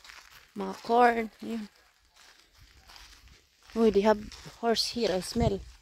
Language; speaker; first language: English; non-native, learner; Filipino